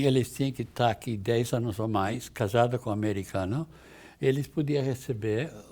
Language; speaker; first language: Portuguese; non-native, fluent; English